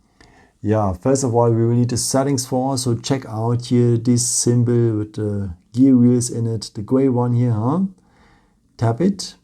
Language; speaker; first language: English; non-native, fluent; German